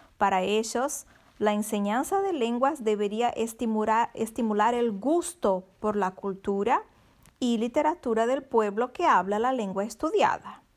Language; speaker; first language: Spanish; non-native, fluent; Portuguese